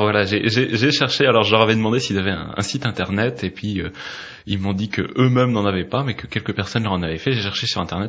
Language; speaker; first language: French; native; French